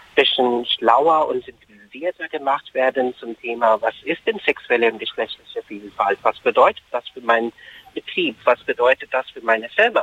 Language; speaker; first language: German; non-native, fluent; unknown